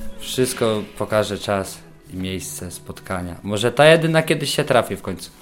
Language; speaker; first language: Polish; native; Polish